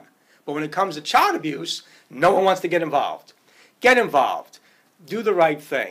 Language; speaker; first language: English; native; English